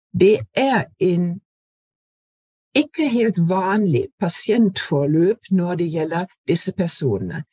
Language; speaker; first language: Norwegian; non-native, fluent; German